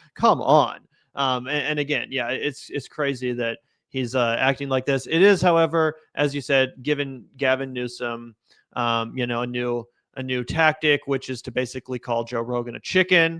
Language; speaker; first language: English; native; English